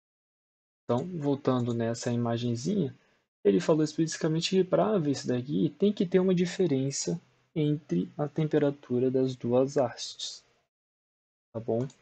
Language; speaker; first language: Portuguese; native; Portuguese